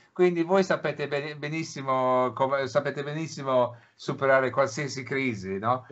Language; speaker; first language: Italian; early bilingual, heritage; English